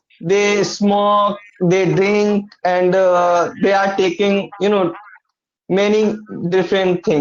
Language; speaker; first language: English; non-native, learner; Hindi